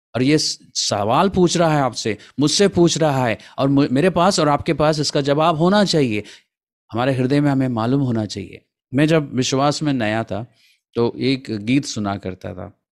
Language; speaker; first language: Hindi; non-native, local second language; Malayalam